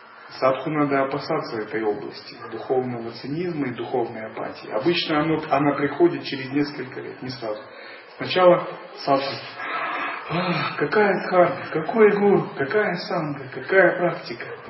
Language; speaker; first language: Russian; native; Russian